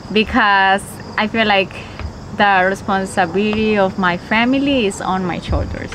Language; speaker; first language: English; non-native, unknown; Spanish